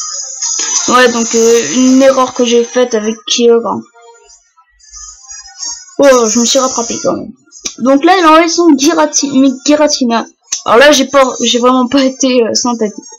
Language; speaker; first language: French; native; French